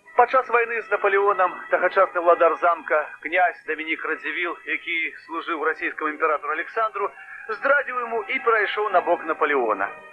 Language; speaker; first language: Belarusian; native; Belarusian